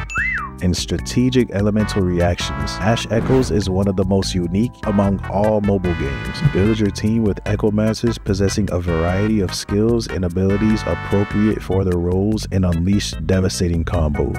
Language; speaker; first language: English; native; English